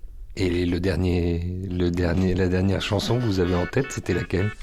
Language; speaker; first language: French; native; French